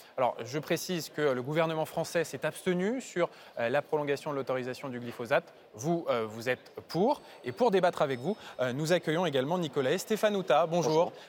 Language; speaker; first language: French; native; French